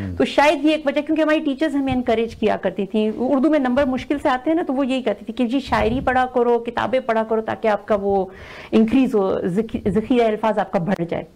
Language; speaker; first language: Urdu; native; Urdu